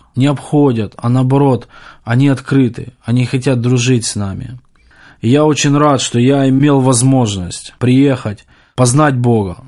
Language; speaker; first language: Russian; native; Russian